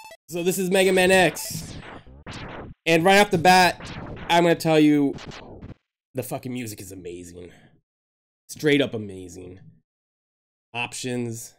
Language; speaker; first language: English; native; English